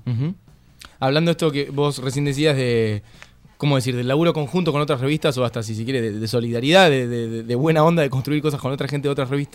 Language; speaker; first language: Spanish; native; Spanish